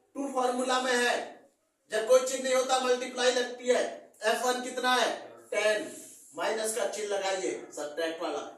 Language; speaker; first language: Hindi; native; Hindi